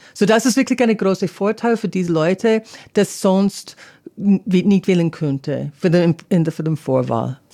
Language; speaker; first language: German; non-native, learner; English